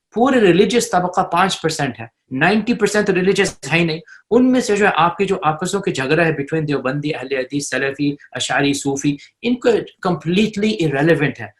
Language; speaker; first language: Urdu; early bilingual, heritage; Urdu